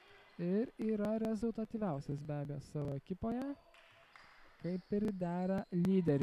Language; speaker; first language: Lithuanian; native; Lithuanian